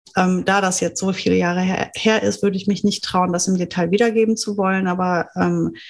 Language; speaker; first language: German; non-native, fluent; French